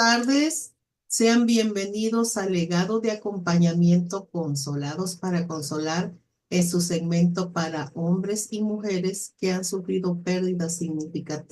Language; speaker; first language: Spanish; native; Spanish